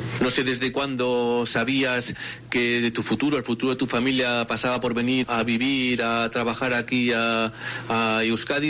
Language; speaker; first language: Spanish; native; Spanish